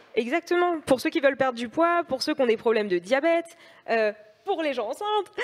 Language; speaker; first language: French; native; French